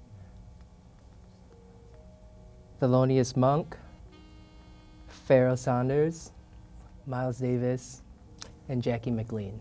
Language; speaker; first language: English; native; English